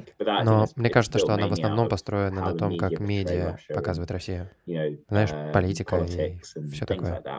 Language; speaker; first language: Russian; non-native, fluent; English